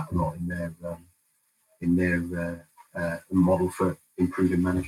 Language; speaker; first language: English; native; English